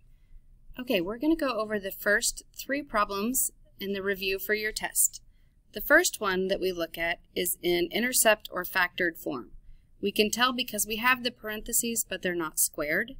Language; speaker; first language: English; native; English